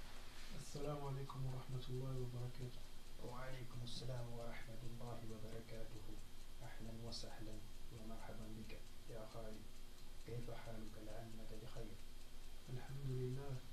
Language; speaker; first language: Arabic; non-native, learner; French